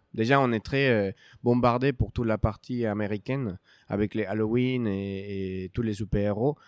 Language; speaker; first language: French; non-native, fluent; Spanish